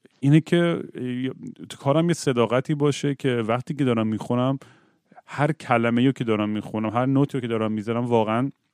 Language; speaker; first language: Persian; native; Persian